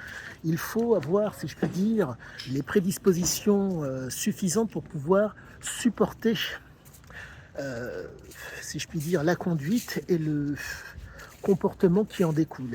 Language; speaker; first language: French; native; French